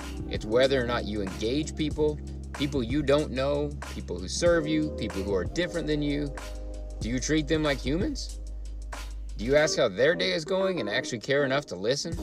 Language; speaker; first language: English; native; English